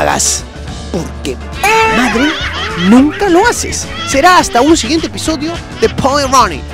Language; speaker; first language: Spanish; native; Spanish